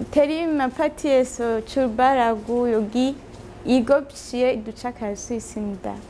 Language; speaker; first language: Korean; non-native, fluent; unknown